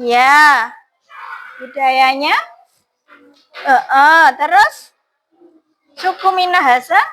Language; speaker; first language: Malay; non-native, local second language; Javanese